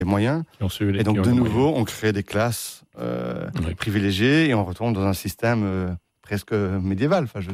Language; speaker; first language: French; native; French